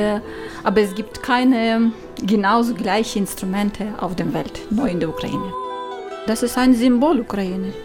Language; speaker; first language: German; non-native, learner; Ukrainian